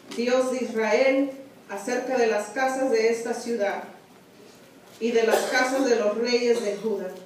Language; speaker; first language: Spanish; early bilingual, heritage; Spanish